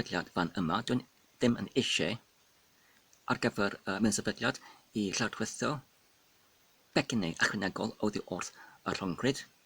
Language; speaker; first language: Welsh; non-native, fluent; English